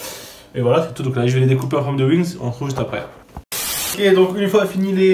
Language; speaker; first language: French; native; French